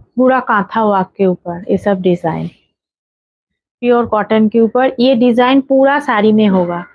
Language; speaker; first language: Hindi; non-native, local second language; Bangla